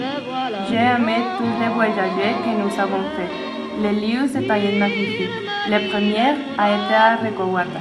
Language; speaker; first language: French; non-native, learner; Spanish